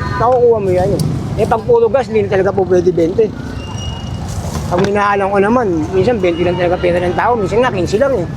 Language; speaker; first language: Filipino; native; Filipino